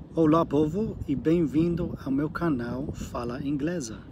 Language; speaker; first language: Portuguese; non-native, learner; English